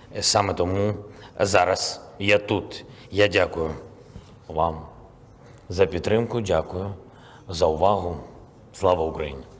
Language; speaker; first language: Ukrainian; non-native, local second language; Russian